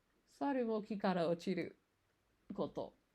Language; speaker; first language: Japanese; non-native, learner; English